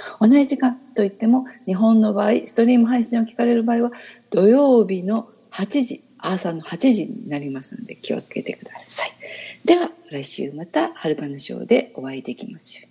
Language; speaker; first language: Japanese; native; Japanese